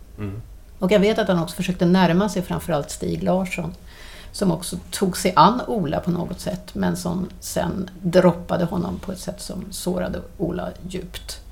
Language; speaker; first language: Swedish; native; Swedish